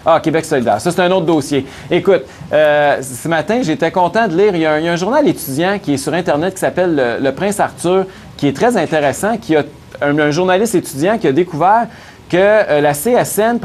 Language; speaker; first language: French; native; French